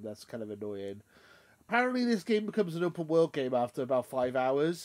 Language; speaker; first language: English; native; English